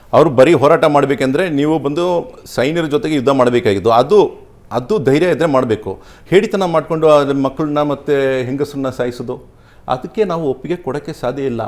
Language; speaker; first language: Kannada; non-native, local second language; Tamil